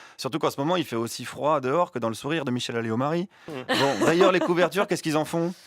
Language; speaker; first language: French; native; French